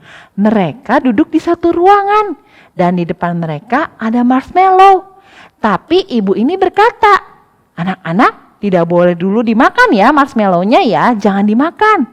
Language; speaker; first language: Indonesian; native; Indonesian